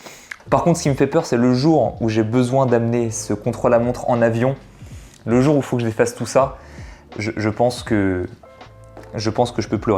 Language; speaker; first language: French; native; French